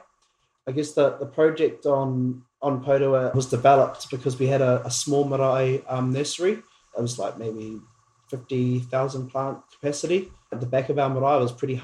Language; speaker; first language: English; native; English